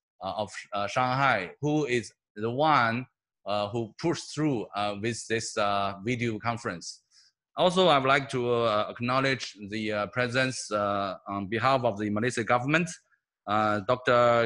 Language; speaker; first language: English; non-native, fluent; Chinese